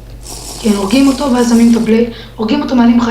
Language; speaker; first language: Hebrew; native; Hebrew